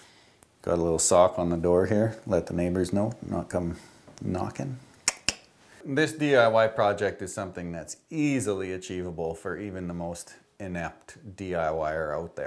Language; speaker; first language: English; native; English